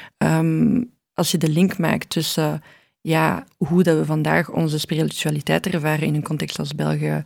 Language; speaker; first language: Dutch; early bilingual, other home language; Arabic